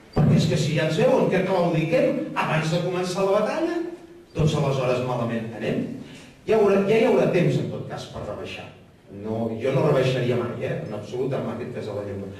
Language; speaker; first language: Catalan; native; Catalan